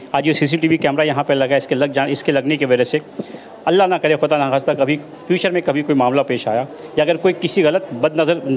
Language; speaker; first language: Hindi; non-native, local second language; Urdu